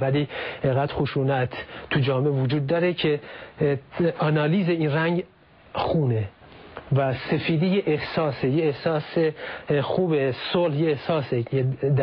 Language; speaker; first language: Persian; native; Persian